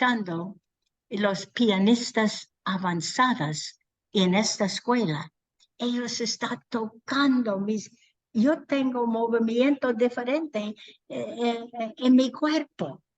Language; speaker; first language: Spanish; non-native, learner; English